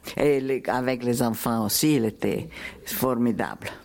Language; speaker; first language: French; non-native, learner; Italian